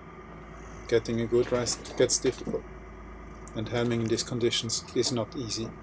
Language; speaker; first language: English; non-native, fluent; German